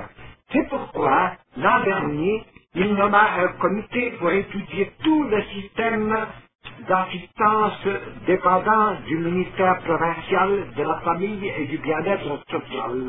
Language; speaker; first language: French; native; French